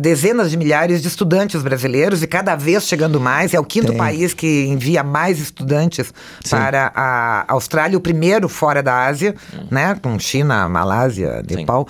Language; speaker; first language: Portuguese; native; Portuguese